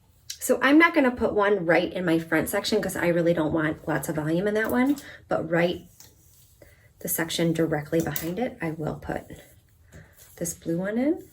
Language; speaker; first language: English; native; English